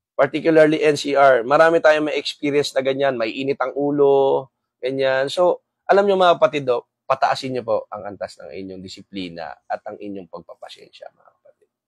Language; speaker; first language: Filipino; non-native, local second language; Waray